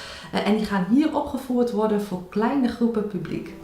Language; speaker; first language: Dutch; native; Dutch